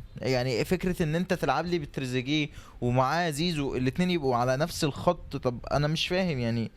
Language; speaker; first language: Arabic; native; Arabic